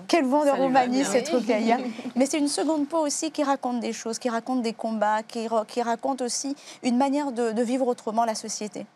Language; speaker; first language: French; native; French